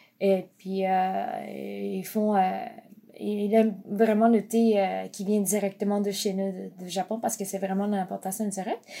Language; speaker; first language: French; non-native, fluent; Japanese